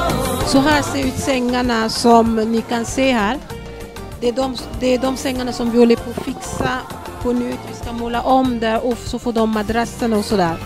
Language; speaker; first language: Swedish; non-native, fluent; Lingala